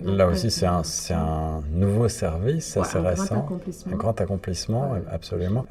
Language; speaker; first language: French; non-native, local second language; Rundi